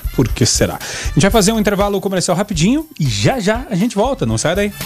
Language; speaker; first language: Portuguese; native; Portuguese